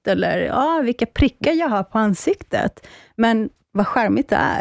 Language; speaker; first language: Swedish; early bilingual, other home language; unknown